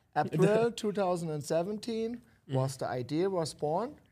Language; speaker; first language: English; non-native, learner; German